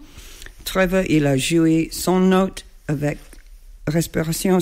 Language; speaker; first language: French; non-native, learner; English